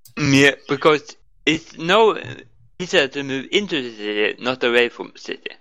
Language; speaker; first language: English; non-native, learner; Norwegian